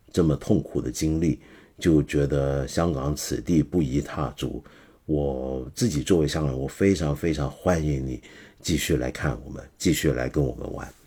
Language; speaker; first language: Chinese; non-native, local second language; Cantonese